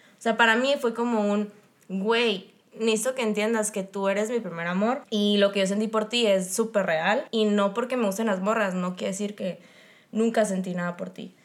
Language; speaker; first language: Spanish; native; Spanish